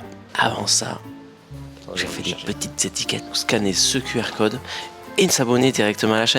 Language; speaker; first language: French; native; French